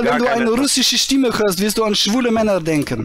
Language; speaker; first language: German; native; German